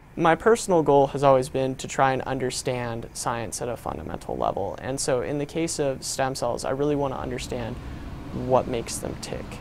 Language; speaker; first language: English; native; English